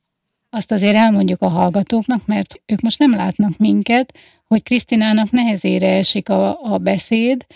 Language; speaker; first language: Hungarian; native; Hungarian